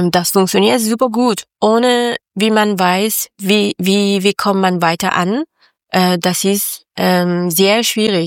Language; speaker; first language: German; non-native, learner; Persian